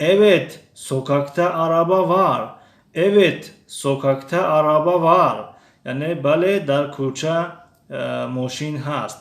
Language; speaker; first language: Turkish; non-native, fluent; Tajik